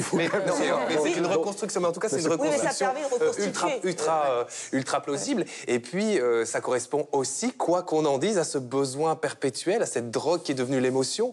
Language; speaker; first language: French; native; French